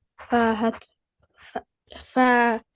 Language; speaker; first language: Arabic; non-native, learner; Estonian